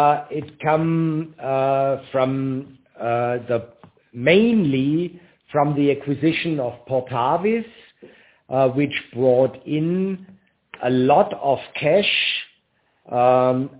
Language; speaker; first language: English; non-native, fluent; German